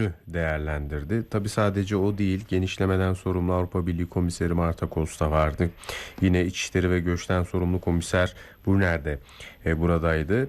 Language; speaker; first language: Turkish; native; Turkish